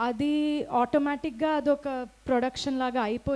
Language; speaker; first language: Telugu; non-native, local second language; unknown